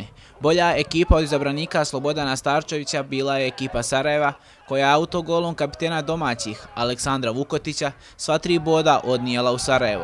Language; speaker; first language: Serbian; native; Serbian